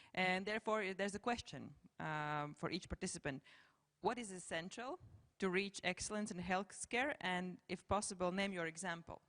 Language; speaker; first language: English; non-native, fluent; Latvian